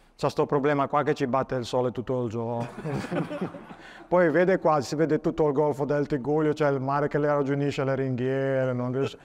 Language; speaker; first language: Italian; native; Italian